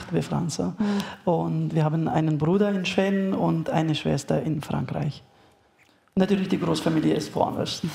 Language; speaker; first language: German; non-native, fluent; Arabic